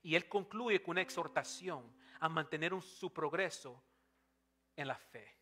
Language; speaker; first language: Spanish; non-native, fluent; English